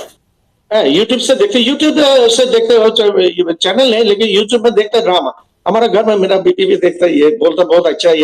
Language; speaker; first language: Hindi; non-native, learner; Bangla